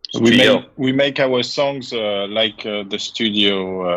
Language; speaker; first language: English; non-native, fluent; French